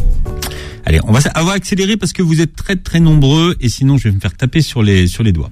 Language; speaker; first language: French; native; French